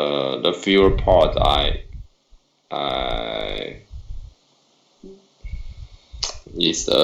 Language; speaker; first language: English; non-native, learner; Chinese